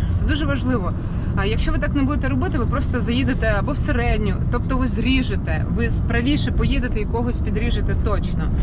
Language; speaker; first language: Ukrainian; non-native, local second language; Russian